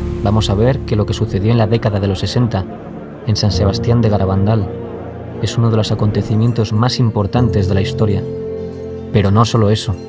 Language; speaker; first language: Spanish; native; Spanish